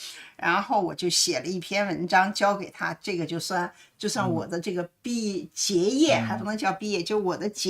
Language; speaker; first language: Chinese; native; Chinese